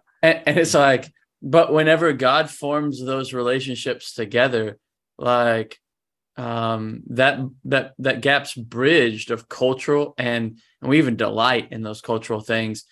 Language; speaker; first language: English; native; English